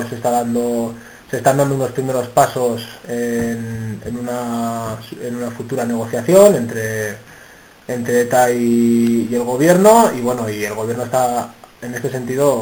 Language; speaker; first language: Spanish; native; Spanish